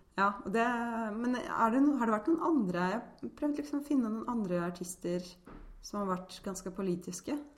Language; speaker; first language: Norwegian; early bilingual, other home language; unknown